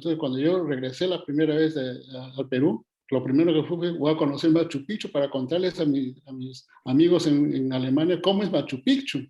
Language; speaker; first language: Spanish; native; Spanish